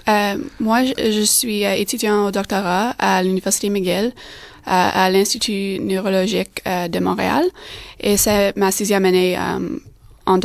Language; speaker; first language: French; non-native, fluent; English